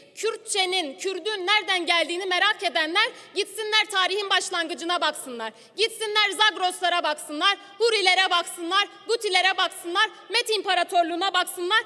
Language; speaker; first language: Turkish; non-native, local second language; Kurdish